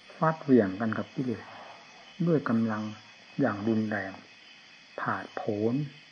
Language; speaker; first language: Thai; native; Thai